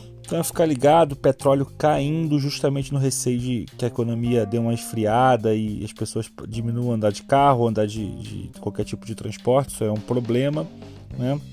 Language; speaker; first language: Portuguese; native; Portuguese